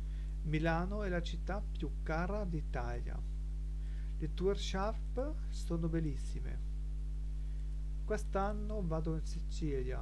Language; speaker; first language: Italian; non-native, learner; German